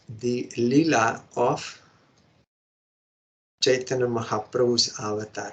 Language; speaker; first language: English; non-native, fluent; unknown